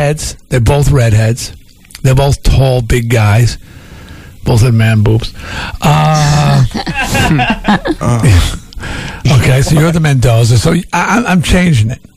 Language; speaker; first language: English; native; English